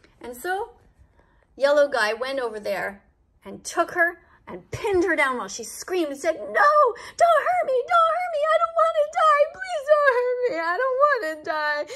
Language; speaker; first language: English; native; English